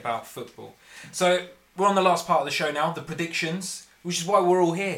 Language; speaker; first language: English; native; English